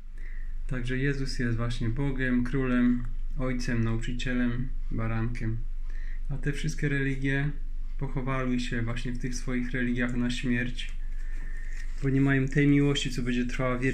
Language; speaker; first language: Polish; native; Polish